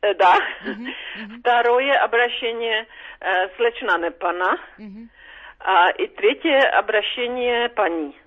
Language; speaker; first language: Russian; non-native, fluent; Czech